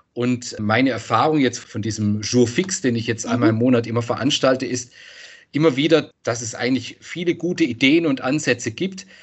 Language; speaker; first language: German; native; German